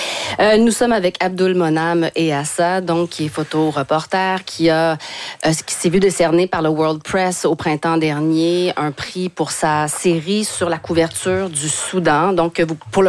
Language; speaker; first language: French; native; French